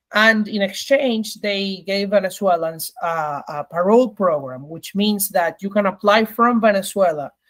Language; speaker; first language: English; early bilingual, other home language; Spanish